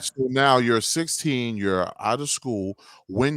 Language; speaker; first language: English; native; English